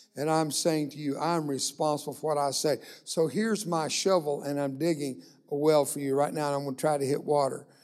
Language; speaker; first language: English; early bilingual, other home language; Spanish